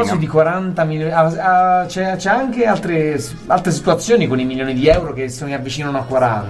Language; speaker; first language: Italian; native; Italian